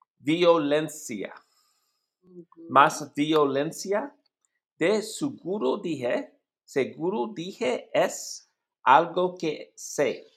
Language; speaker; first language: Spanish; non-native, learner; English